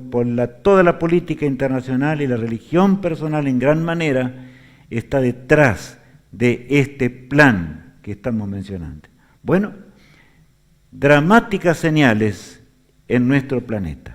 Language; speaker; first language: Spanish; native; Spanish